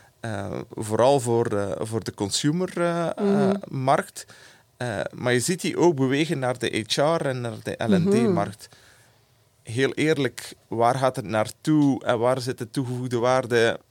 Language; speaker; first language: Dutch; native; Dutch